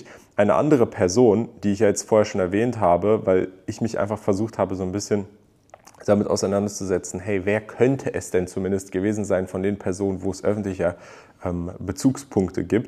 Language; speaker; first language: German; native; German